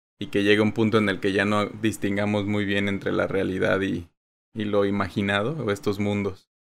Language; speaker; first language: Spanish; native; Spanish